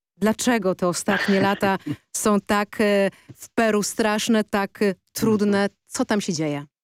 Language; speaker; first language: Polish; native; Polish